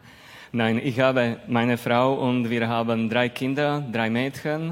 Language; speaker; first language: German; non-native, fluent; Slovak